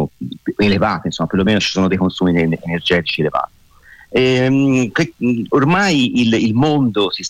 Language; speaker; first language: Italian; native; Italian